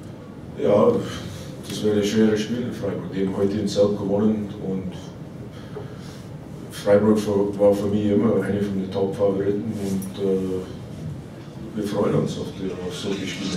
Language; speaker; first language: German; non-native, fluent; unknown